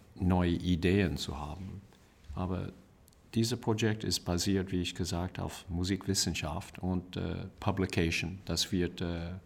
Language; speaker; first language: German; non-native, learner; English